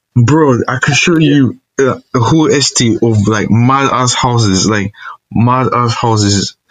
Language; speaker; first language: English; non-native, local second language; Igbo